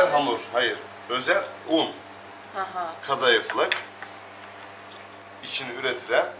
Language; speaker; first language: Turkish; native; Turkish